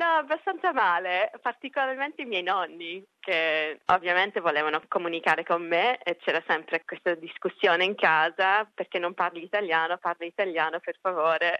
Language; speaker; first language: Italian; early bilingual, heritage; Italian